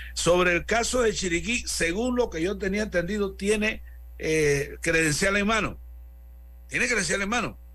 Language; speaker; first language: Spanish; native; Spanish